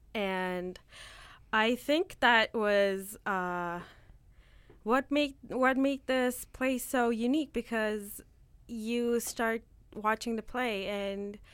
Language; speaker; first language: English; non-native, fluent; Turkish